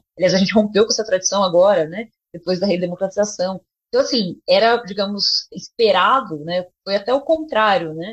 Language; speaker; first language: Portuguese; native; Portuguese